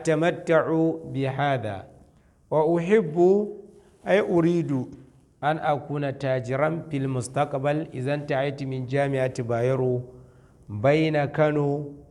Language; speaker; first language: Arabic; non-native, fluent; Hausa